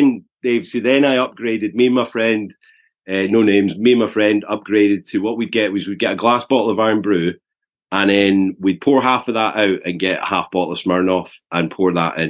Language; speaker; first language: English; native; English